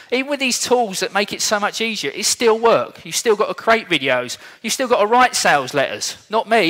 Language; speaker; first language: English; native; English